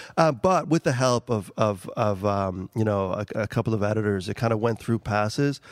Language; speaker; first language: English; early bilingual, other home language; Albanian